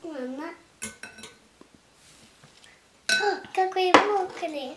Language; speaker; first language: Russian; early bilingual, heritage; Russian